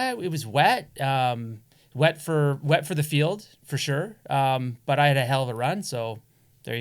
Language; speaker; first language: English; native; English